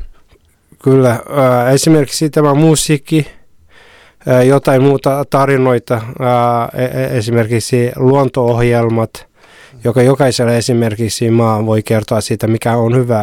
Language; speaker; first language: Finnish; non-native, fluent; Somali